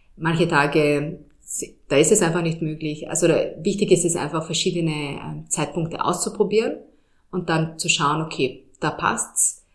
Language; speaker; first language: German; early bilingual, heritage; German